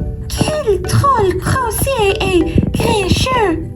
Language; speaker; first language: French; non-native, fluent; English